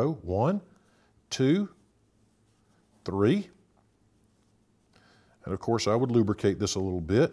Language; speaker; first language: English; native; English